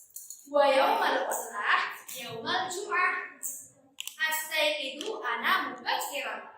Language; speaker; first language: Arabic; non-native, learner; Indonesian